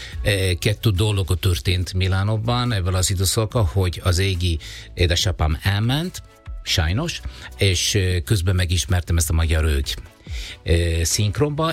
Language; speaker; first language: Hungarian; non-native, learner; Italian